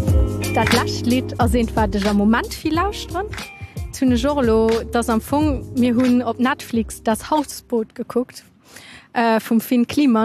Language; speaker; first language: German; native; German